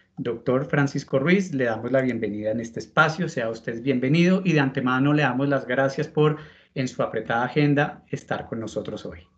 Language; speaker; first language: Spanish; native; Spanish